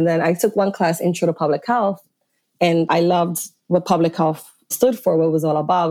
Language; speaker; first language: English; native; English